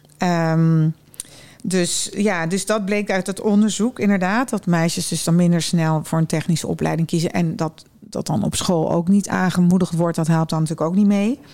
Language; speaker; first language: Dutch; early bilingual, other home language; German